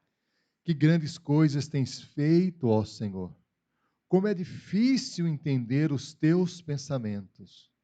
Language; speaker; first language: Portuguese; native; Portuguese